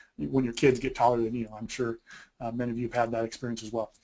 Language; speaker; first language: English; native; English